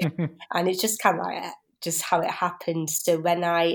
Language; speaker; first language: English; native; English